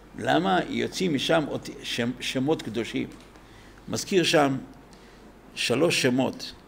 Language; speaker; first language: Hebrew; native; Hebrew